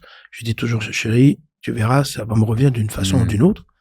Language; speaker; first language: French; non-native, local second language; Arabic